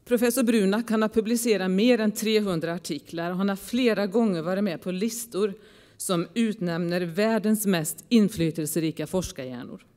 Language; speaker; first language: Swedish; native; Swedish